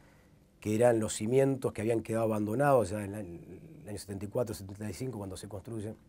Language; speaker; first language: Spanish; native; Spanish